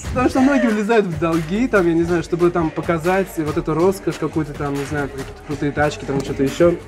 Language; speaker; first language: Russian; early bilingual, other home language; Armenian